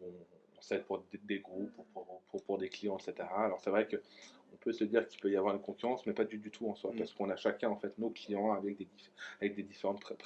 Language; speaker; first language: French; native; French